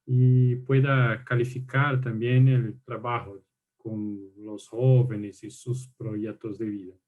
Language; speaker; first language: Spanish; non-native, fluent; Portuguese